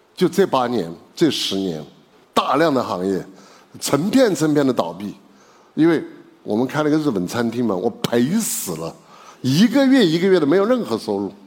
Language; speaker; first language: Chinese; native; Chinese